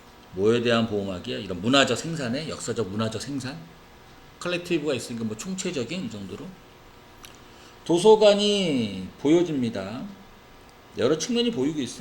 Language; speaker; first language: Korean; native; Korean